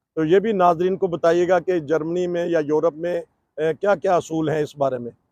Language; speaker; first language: Urdu; non-native, local second language; Punjabi